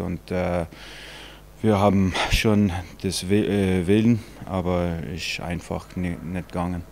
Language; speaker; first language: German; non-native, local second language; Italian